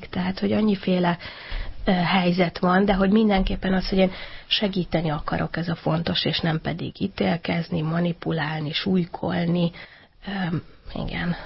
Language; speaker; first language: Hungarian; native; Hungarian